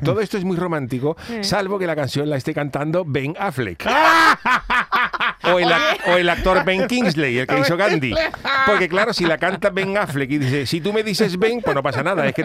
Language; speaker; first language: Spanish; native; Spanish